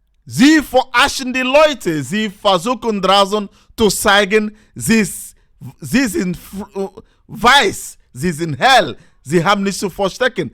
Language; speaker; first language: German; non-native, learner; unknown